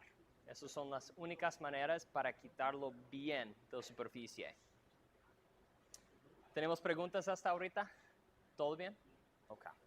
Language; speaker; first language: Spanish; non-native, fluent; English